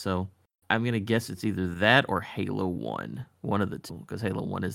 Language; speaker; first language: English; native; English